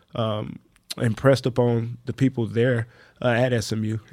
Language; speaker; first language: English; native; English